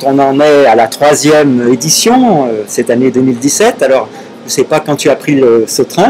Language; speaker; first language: French; native; French